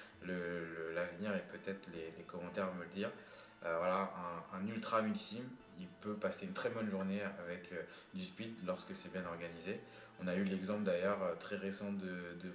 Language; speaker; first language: French; native; French